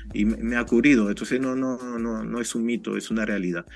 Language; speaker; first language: Spanish; non-native, fluent; French